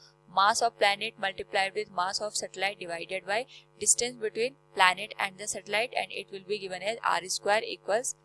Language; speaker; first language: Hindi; native; Hindi